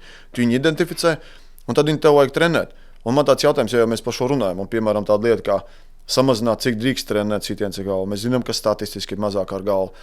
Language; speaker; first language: Latvian; native; Latvian